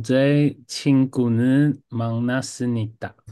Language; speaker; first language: Korean; non-native, learner; Chinese